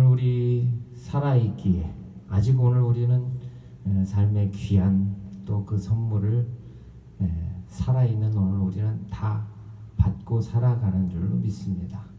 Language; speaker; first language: Korean; native; Korean